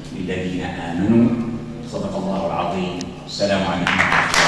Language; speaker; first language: Arabic; native; Arabic